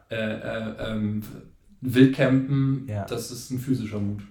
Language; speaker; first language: German; native; German